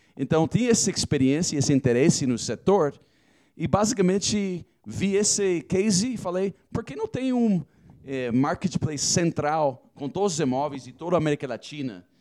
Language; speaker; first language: Portuguese; non-native, fluent; English